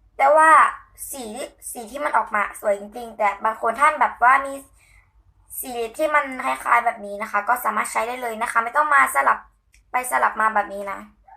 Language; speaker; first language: Thai; native; Thai